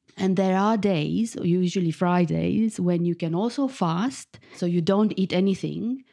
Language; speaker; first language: English; non-native, fluent; Romanian